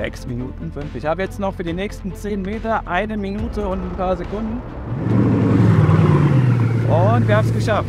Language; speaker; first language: German; native; German